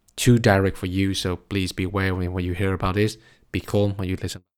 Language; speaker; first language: English; non-native, fluent; Vietnamese